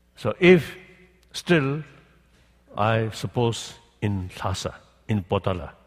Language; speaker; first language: English; non-native, learner; Tibetan